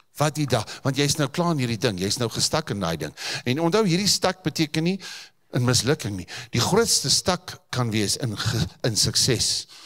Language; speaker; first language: Afrikaans; native; Afrikaans